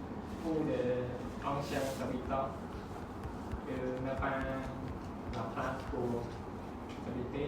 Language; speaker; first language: French; non-native, learner; Khmer